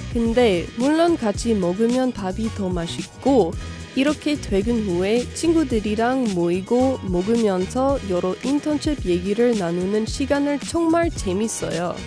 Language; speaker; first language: Korean; non-native, fluent; English